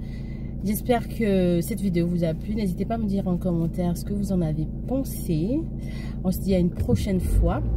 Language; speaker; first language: French; native; French